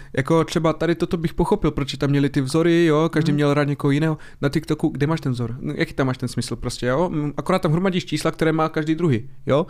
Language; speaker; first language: Czech; native; Czech